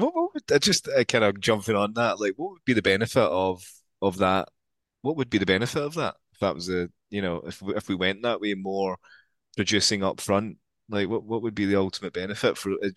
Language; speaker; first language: English; native; English